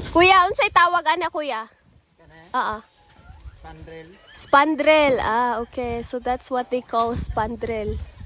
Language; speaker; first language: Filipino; non-native, local second language; Cebuano